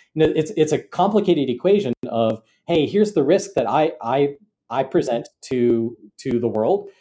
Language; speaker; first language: English; native; English